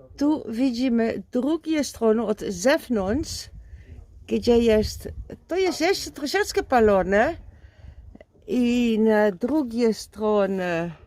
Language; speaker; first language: Polish; non-native, learner; Dutch